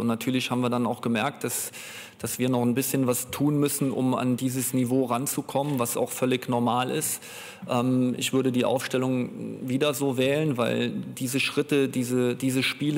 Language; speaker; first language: German; native; German